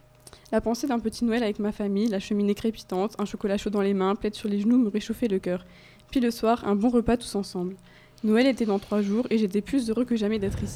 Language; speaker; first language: French; native; French